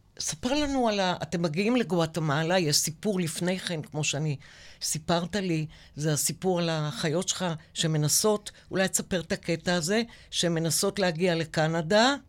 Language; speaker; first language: Hebrew; native; Hebrew